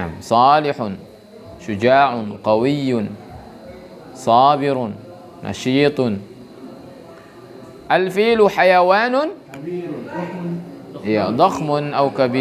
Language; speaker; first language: Arabic; non-native, fluent; Indonesian